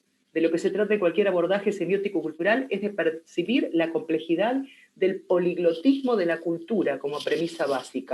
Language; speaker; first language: Spanish; native; Spanish